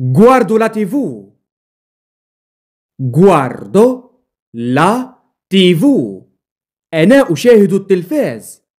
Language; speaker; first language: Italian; non-native, fluent; Arabic